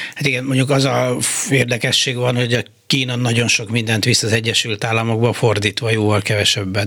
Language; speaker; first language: Hungarian; native; Hungarian